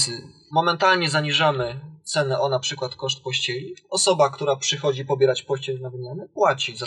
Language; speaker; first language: Polish; native; Polish